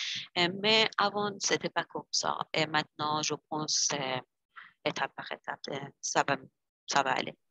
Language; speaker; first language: French; non-native, learner; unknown